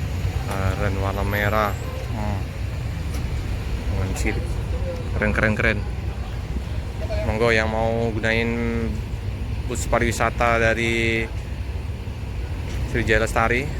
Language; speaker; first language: Indonesian; native; Indonesian